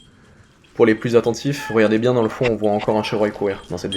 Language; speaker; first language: French; native; French